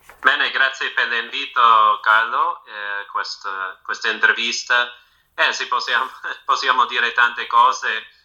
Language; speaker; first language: Italian; non-native, fluent; English